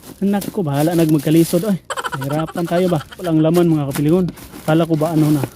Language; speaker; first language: Filipino; non-native, local second language; Cebuano